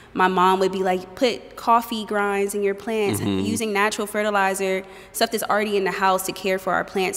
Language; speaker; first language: English; native; English